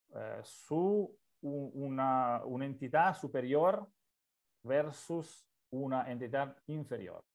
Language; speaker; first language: Spanish; non-native, learner; Italian